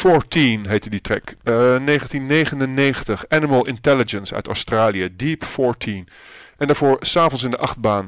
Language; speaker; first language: Dutch; native; Dutch